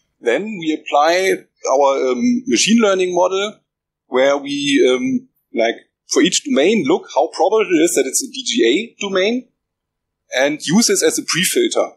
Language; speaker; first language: English; non-native, fluent; German